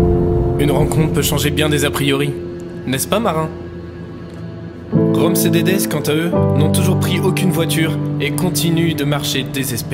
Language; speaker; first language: French; native; French